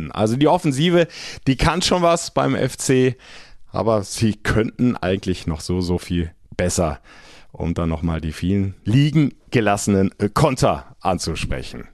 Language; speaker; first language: German; native; German